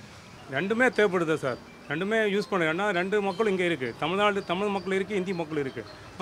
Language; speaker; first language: Tamil; non-native, local second language; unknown